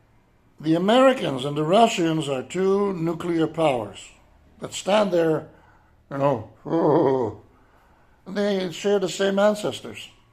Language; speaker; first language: English; non-native, fluent; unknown